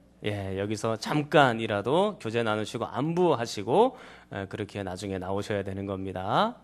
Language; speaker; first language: Korean; native; Korean